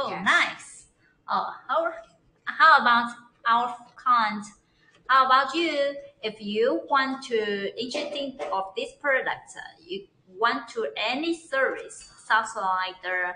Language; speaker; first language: English; non-native, learner; Chinese